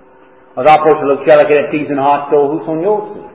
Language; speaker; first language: Hungarian; non-native, learner; English